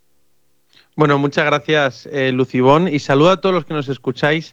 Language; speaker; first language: Spanish; native; Spanish